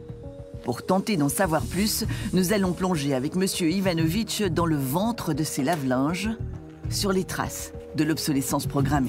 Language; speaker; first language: French; native; French